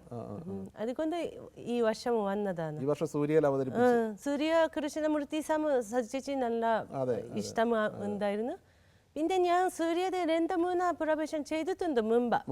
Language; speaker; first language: Malayalam; non-native, learner; Japanese